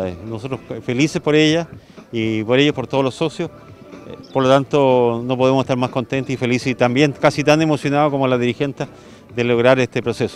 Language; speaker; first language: Spanish; native; Spanish